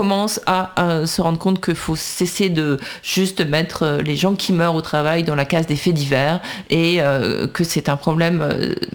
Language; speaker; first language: French; native; French